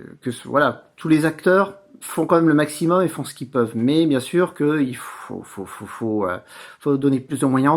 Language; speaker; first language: French; native; French